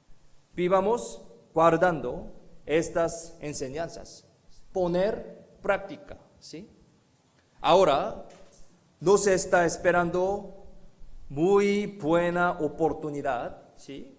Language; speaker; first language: Spanish; non-native, fluent; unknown